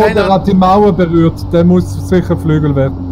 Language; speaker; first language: German; native; German